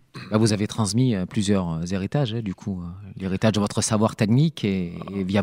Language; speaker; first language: French; native; French